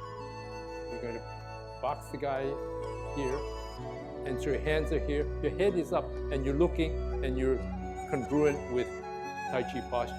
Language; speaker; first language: English; native; English